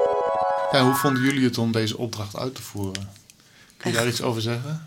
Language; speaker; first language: Dutch; native; Dutch